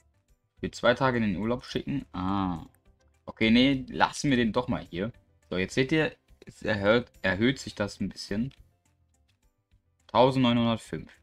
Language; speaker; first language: German; native; German